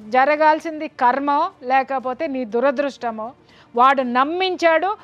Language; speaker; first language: Telugu; native; Telugu